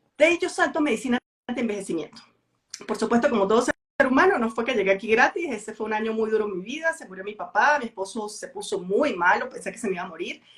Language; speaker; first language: Spanish; native; Spanish